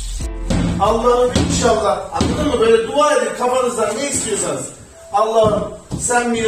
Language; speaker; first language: Turkish; early bilingual, heritage; Turkish